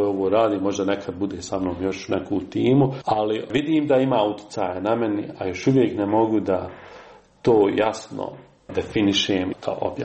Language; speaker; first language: Serbian; native; Serbian